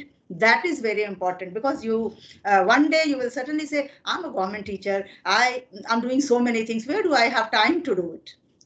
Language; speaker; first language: English; non-native, fluent; Hindi